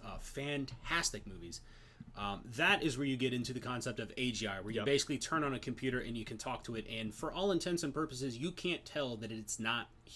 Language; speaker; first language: English; native; English